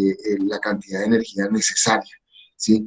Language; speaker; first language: Spanish; native; Spanish